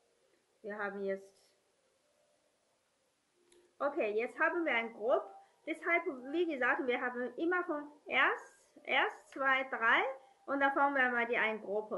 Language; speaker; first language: German; non-native, learner; Chinese